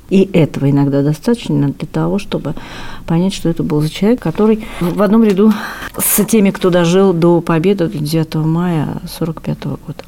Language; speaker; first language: Russian; native; Russian